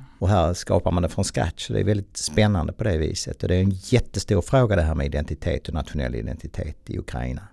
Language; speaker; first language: Swedish; native; Swedish